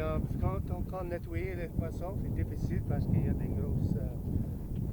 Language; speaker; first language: French; non-native, learner; English